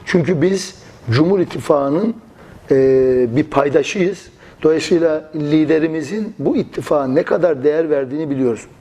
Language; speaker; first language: Turkish; native; Turkish